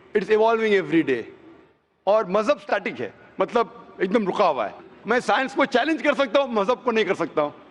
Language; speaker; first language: Hindi; non-native, local second language; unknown